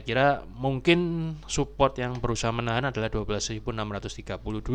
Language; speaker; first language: Indonesian; native; Indonesian